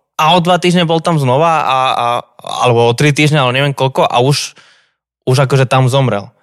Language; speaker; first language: Slovak; non-native, fluent; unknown